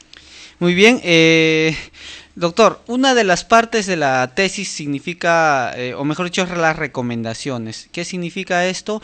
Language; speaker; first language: Spanish; native; Spanish